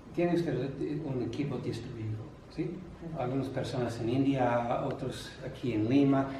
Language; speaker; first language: Spanish; non-native, fluent; English